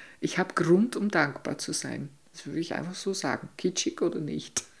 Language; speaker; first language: German; native; German